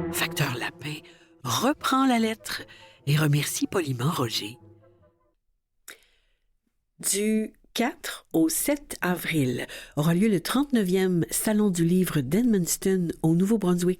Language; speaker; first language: French; native; French